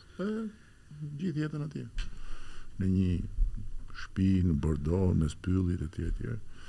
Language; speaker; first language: Albanian; native; Albanian